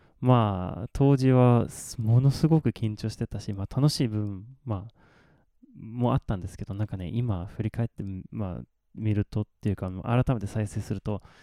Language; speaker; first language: Japanese; non-native, fluent; Swedish